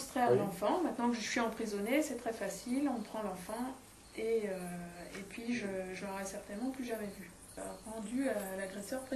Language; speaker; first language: French; native; French